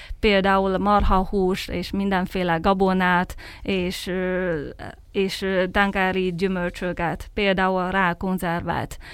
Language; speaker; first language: Hungarian; non-native, fluent; Chinese